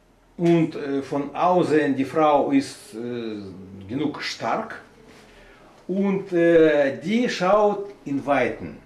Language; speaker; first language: German; non-native, learner; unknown